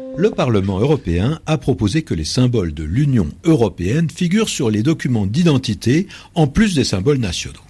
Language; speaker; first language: French; native; French